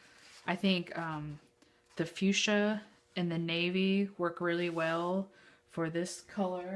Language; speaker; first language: English; native; English